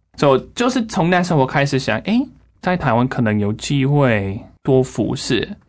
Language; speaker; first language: Chinese; non-native, fluent; English